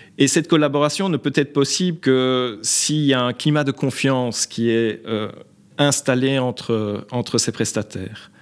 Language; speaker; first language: French; native; French